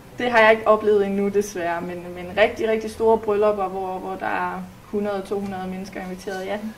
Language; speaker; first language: Danish; native; Danish